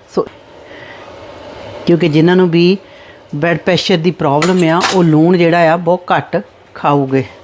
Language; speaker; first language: Hindi; non-native, local second language; Punjabi